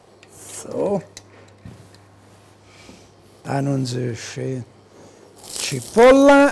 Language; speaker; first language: German; non-native, learner; Italian